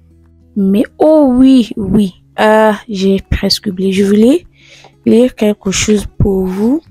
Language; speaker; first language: French; non-native, learner; English